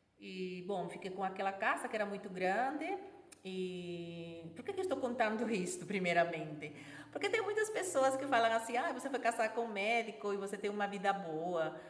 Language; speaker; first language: Portuguese; non-native, fluent; Spanish